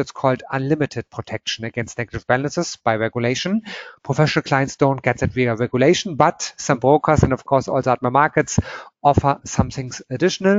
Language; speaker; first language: English; non-native, fluent; German